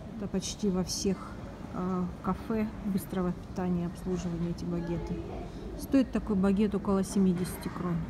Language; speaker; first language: Russian; native; Russian